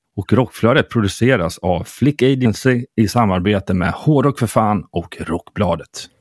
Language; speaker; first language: Swedish; native; Swedish